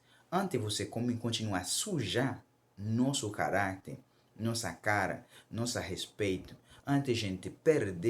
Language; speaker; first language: Portuguese; non-native, local second language; Haitian Creole